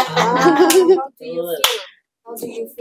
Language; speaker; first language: English; non-native, learner; Indonesian